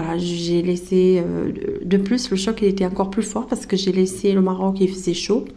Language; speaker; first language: French; early bilingual, other home language; Arabic